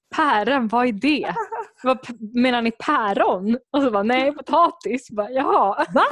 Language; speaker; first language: Swedish; native; Swedish